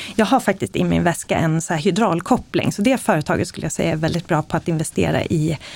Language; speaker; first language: Swedish; native; Swedish